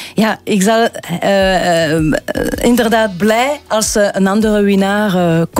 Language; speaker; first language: Dutch; non-native, local second language; French